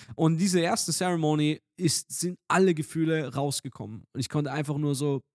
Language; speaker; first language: German; native; German